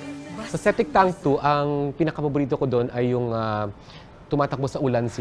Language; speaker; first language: Filipino; native; Filipino